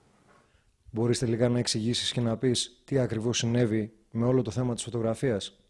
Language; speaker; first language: Greek; native; Greek